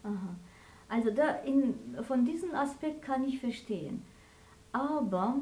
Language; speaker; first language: German; non-native, fluent; Armenian